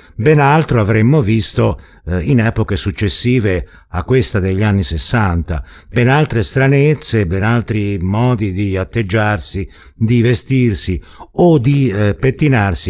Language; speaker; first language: Italian; native; Italian